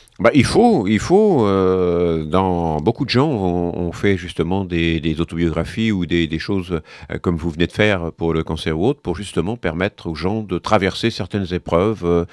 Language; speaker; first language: French; native; French